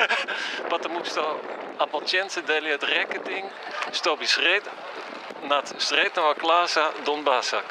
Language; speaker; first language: Russian; non-native, fluent; Dutch